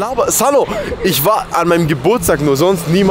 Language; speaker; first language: German; early bilingual, other home language; Persian